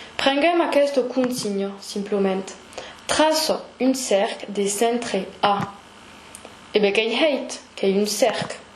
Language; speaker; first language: Occitan; non-native, local second language; French